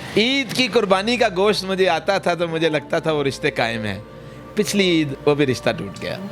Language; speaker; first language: Urdu; non-native, local second language; Punjabi